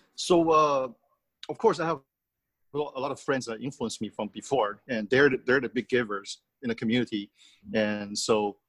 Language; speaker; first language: English; early bilingual, other home language; Chinese